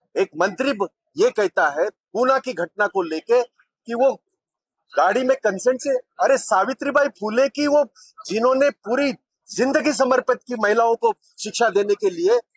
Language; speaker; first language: Hindi; non-native, local second language; Marathi